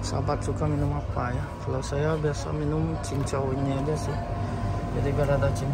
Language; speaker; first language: Indonesian; native; Indonesian